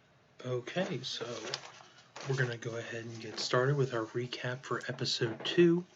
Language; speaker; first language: English; native; English